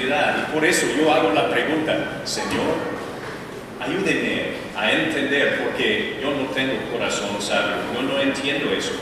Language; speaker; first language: Spanish; non-native, fluent; English